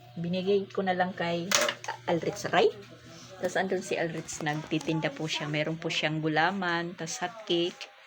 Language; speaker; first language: Filipino; non-native, local second language; Waray